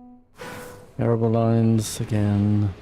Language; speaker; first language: English; native; English